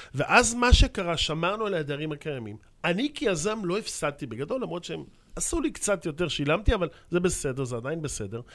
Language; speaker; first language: Hebrew; native; Hebrew